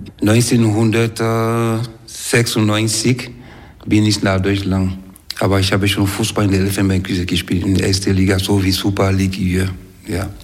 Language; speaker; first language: German; non-native, fluent; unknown